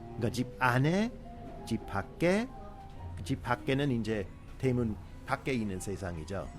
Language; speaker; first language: Korean; non-native, fluent; English